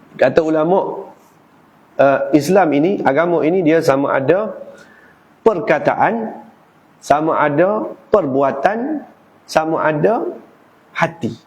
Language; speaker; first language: Malay; native; Malay